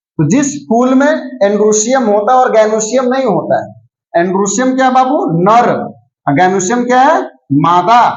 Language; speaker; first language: Hindi; native; Hindi